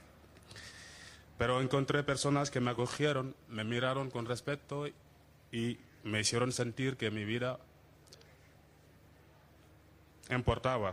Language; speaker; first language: Spanish; non-native, fluent; Wolof